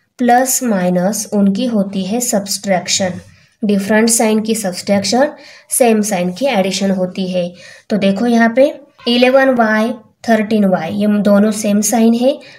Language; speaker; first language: Hindi; non-native, local second language; Marathi